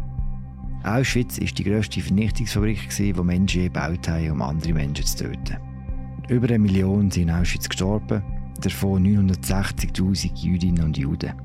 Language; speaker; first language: German; native; German